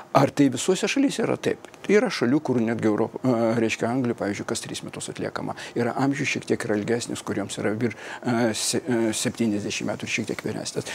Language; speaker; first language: Lithuanian; non-native, fluent; Russian